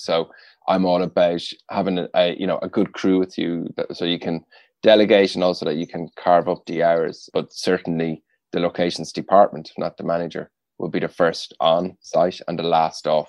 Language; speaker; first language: English; native; English